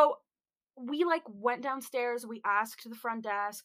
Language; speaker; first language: English; native; English